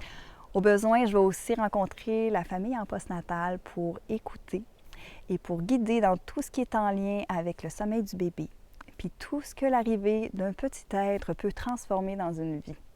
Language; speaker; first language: French; native; French